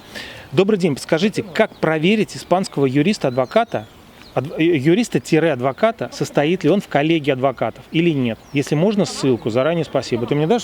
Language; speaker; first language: Russian; native; Russian